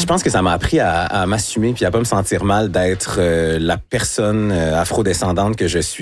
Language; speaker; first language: French; native; French